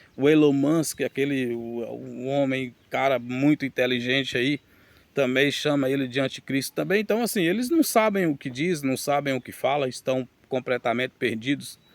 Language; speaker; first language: Portuguese; native; Portuguese